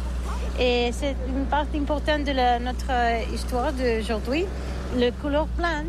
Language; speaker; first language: French; non-native, learner; Catalan